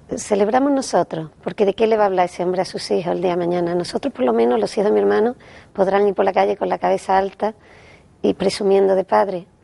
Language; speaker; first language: Spanish; native; Spanish